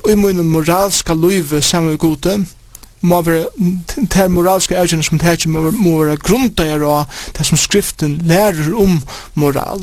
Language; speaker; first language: Norwegian; non-native, learner; Faroese